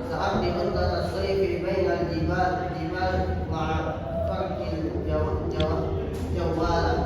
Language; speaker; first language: Arabic; non-native, learner; Indonesian